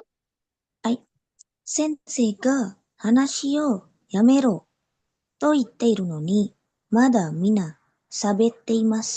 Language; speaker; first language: Japanese; non-native, learner; Indonesian